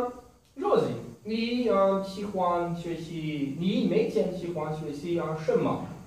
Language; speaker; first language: Chinese; non-native, learner; Portuguese